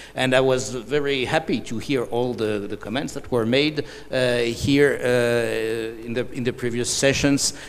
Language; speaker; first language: English; non-native, fluent; French